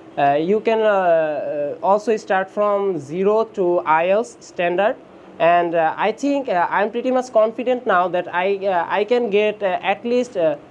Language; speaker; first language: English; non-native, learner; Bangla